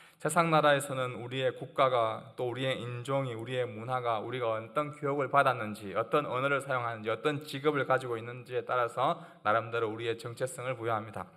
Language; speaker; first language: Korean; native; Korean